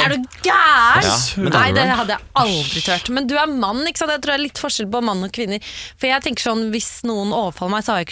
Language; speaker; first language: Norwegian; native; Norwegian